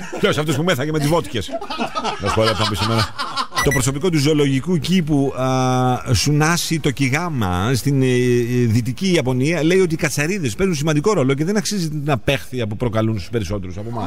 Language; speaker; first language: Greek; native; Greek